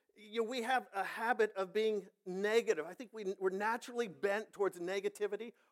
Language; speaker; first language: English; native; English